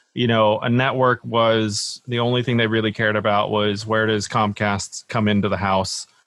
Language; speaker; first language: English; native; English